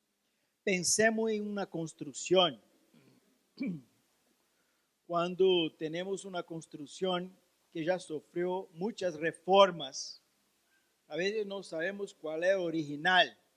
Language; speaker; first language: Spanish; non-native, learner; Portuguese